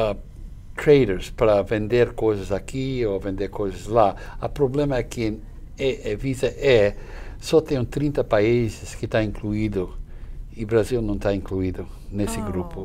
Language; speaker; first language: Portuguese; non-native, fluent; English